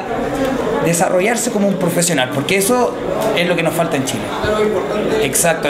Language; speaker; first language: Spanish; native; Spanish